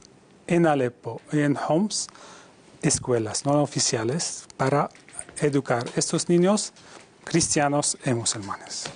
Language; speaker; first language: Spanish; non-native, fluent; Arabic